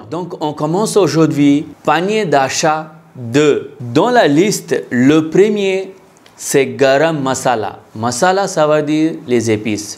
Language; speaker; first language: French; non-native, learner; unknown